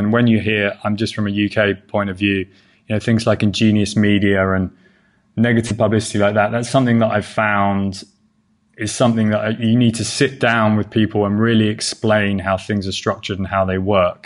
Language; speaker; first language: English; native; English